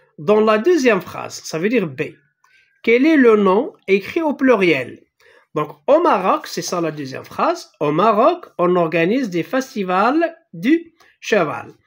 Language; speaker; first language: French; non-native, local second language; Arabic